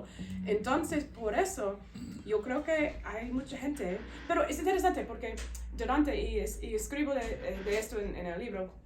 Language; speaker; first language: Spanish; non-native, learner; English